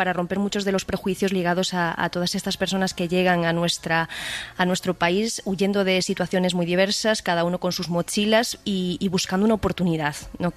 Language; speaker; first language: Spanish; native; Spanish